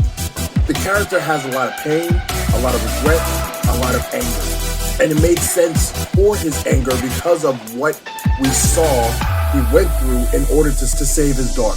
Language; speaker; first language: English; native; English